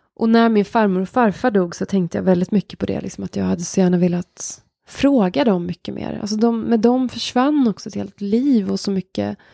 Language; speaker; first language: Swedish; native; Swedish